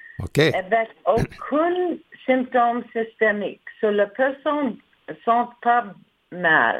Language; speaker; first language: French; non-native, learner; English